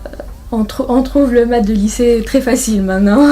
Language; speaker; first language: French; non-native, local second language; Arabic